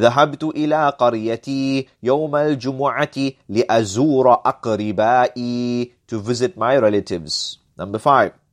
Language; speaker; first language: Arabic; non-native, fluent; English